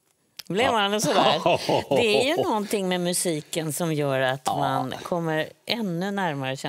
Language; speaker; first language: Swedish; native; Swedish